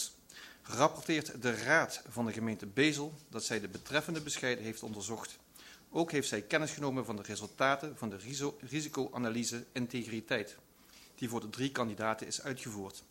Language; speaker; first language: Dutch; native; Dutch